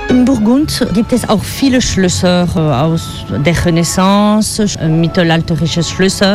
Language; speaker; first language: German; non-native, fluent; French